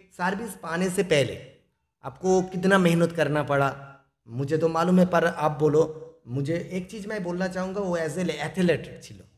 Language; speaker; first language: Hindi; non-native, local second language; Bangla